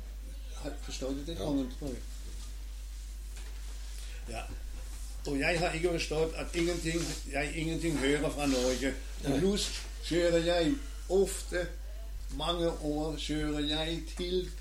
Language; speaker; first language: Danish; non-native, learner; German